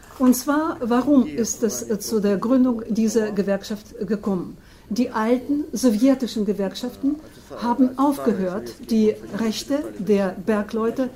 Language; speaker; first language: German; non-native, fluent; Ukrainian